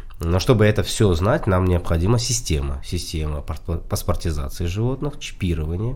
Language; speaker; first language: Russian; non-native, local second language; Tajik